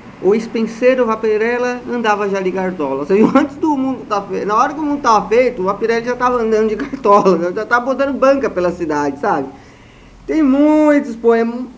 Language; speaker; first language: Portuguese; native; Portuguese